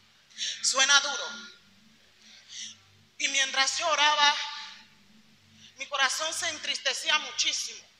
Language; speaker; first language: Spanish; native; Spanish